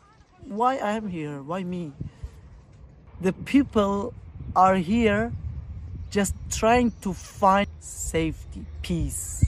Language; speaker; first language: English; non-native, fluent; Persian